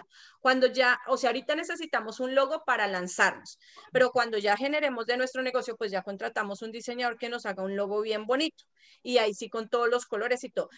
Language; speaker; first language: Spanish; native; Spanish